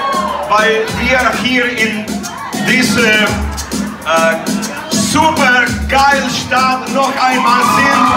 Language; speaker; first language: German; non-native, learner; Spanish